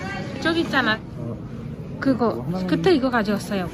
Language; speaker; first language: Korean; non-native, fluent; Malayalam